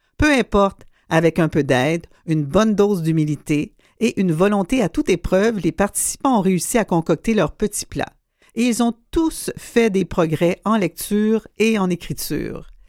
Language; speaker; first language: French; native; French